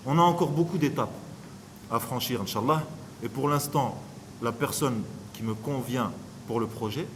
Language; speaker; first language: French; non-native, local second language; Arabic